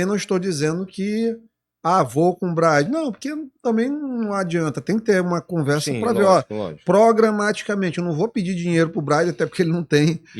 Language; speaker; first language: Portuguese; native; Portuguese